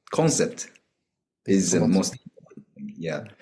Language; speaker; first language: English; non-native, learner; Japanese